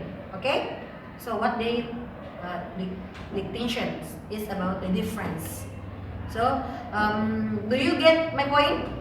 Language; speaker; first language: English; non-native, learner; Indonesian